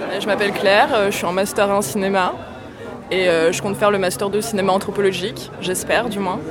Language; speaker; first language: French; native; French